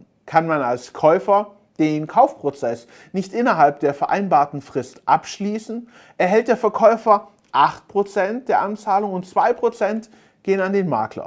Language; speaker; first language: German; native; German